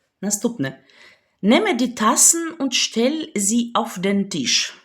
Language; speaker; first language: German; non-native, fluent; Ukrainian